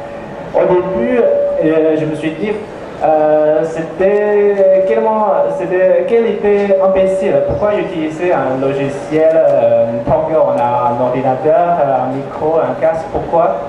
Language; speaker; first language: French; non-native, learner; Chinese